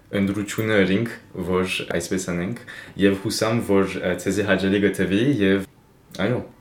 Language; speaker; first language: Armenian; early bilingual, heritage; Armenian